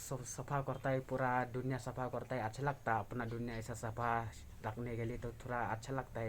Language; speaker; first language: Hindi; non-native, local second language; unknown